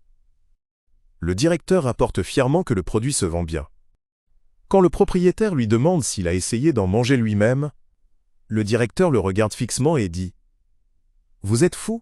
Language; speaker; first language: French; native; French